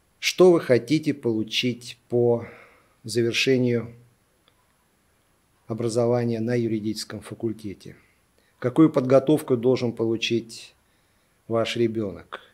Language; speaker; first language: Russian; native; Russian